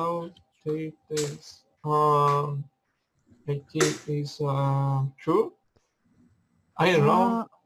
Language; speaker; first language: English; non-native, learner; Spanish